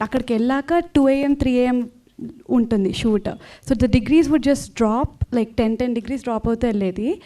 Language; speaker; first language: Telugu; early bilingual, heritage; Telugu